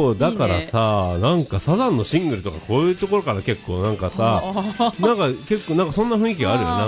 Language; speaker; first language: Japanese; native; Japanese